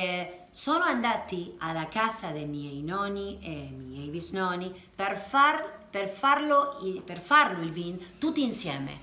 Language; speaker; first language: Italian; non-native, learner; Spanish